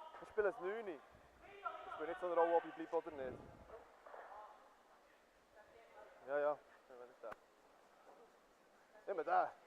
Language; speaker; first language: German; native; German